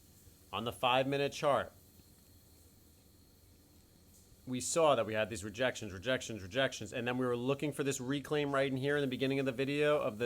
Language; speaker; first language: English; native; English